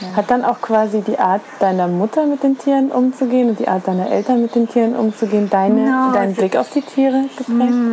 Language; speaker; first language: German; native; German